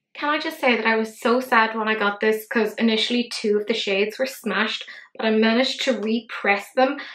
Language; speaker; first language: English; native; English